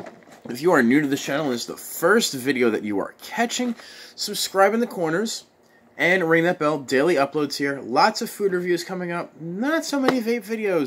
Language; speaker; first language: English; native; English